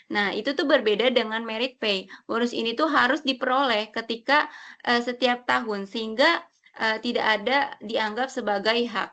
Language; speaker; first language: Indonesian; native; Indonesian